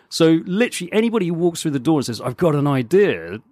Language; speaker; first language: English; native; English